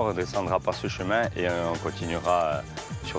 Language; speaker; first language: French; native; French